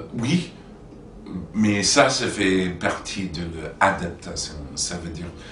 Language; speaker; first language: French; non-native, fluent; English